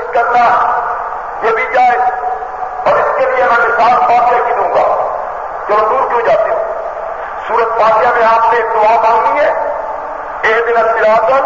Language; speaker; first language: Urdu; non-native, local second language; Punjabi